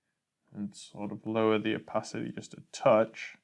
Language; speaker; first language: English; native; English